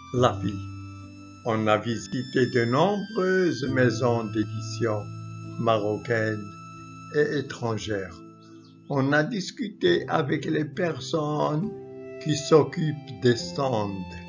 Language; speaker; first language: French; non-native, local second language; Arabic